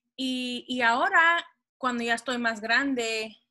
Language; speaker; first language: Spanish; early bilingual, heritage; Spanish